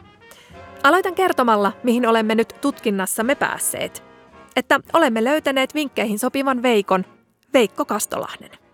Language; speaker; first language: Finnish; native; Finnish